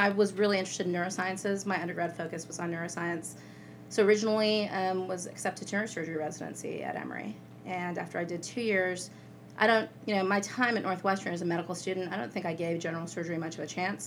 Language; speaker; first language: English; native; English